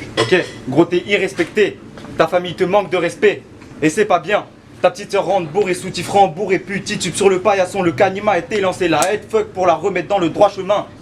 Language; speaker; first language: French; early bilingual, other home language; Turkish